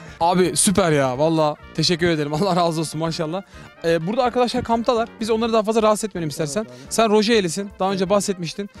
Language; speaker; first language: Turkish; native; Turkish